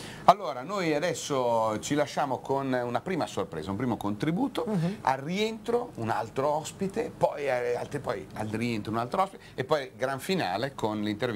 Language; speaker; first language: Italian; native; Italian